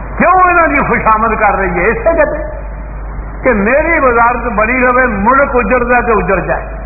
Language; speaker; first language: Urdu; non-native, local second language; Punjabi